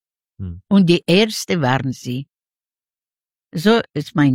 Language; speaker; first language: German; non-native, learner; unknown